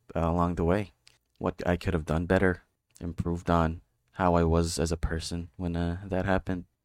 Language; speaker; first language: English; non-native, local second language; Filipino